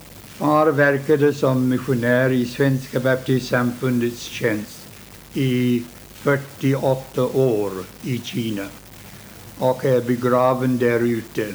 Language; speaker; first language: Swedish; early bilingual, heritage; Swedish